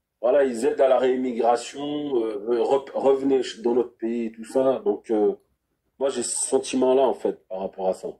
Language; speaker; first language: French; early bilingual, other home language; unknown